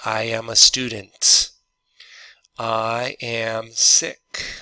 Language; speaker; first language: English; native; English